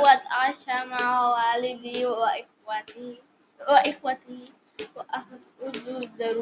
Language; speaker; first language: Arabic; non-native, learner; Urdu